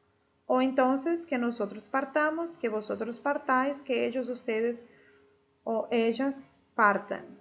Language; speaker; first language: Spanish; non-native, fluent; Portuguese